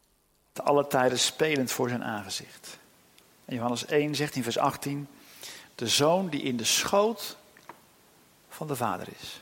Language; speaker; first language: Dutch; native; Dutch